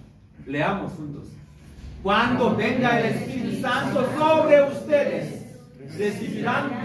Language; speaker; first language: Spanish; non-native, learner; Korean